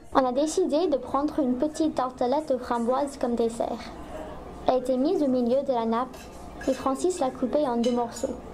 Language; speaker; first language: French; non-native, fluent; English